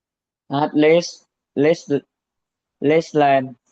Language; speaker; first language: English; non-native, learner; Vietnamese